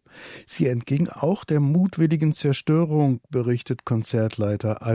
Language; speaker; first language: German; native; German